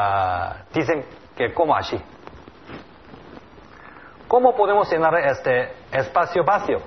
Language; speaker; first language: Spanish; non-native, learner; Korean